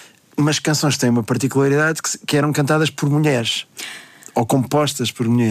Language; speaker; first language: Portuguese; native; Portuguese